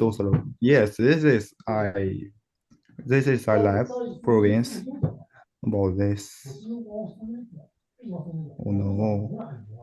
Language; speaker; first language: English; non-native, learner; Chinese